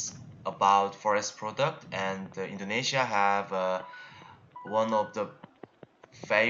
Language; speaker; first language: English; non-native, learner; Korean